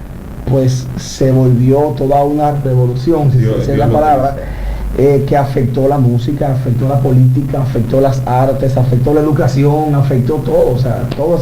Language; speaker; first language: Spanish; native; Spanish